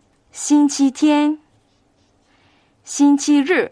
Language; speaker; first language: Chinese; non-native, local second language; Cantonese